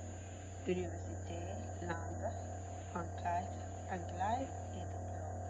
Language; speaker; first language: French; non-native, learner; Spanish